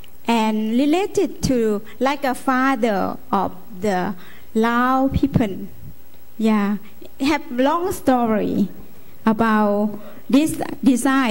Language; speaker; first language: English; non-native, learner; Lao